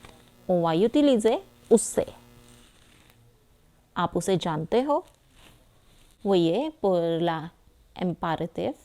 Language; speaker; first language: French; non-native, fluent; Hindi